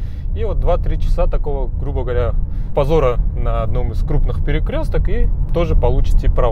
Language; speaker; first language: Russian; native; Russian